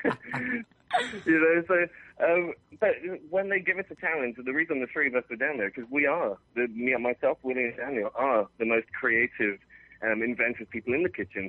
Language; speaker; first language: English; native; English